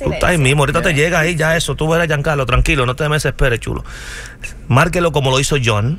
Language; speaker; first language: Spanish; native; Spanish